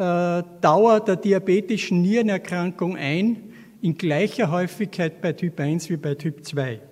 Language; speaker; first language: German; native; German